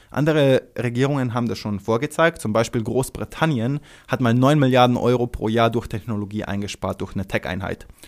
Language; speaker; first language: German; early bilingual, other home language; Croatian